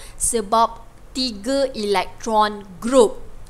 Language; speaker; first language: English; non-native, local second language; Malay